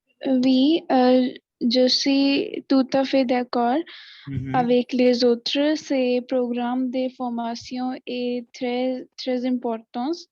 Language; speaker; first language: French; non-native, learner; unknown